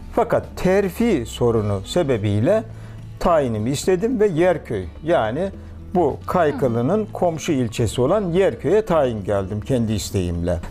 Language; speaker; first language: Turkish; native; Turkish